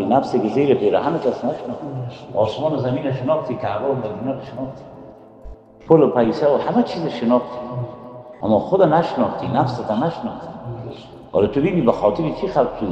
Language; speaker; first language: Persian; native; Persian